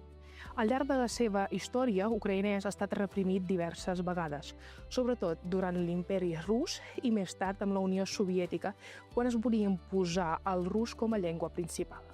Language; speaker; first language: Catalan; non-native, fluent; Ukrainian